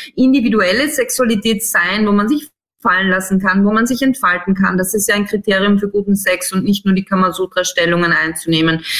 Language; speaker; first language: German; native; German